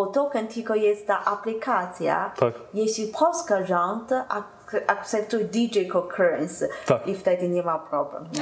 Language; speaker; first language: Polish; non-native, learner; Chinese